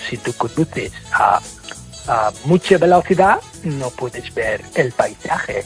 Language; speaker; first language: Spanish; non-native, fluent; English